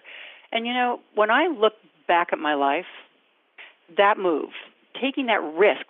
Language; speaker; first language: English; native; English